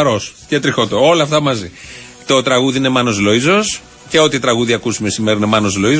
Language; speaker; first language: Greek; native; Greek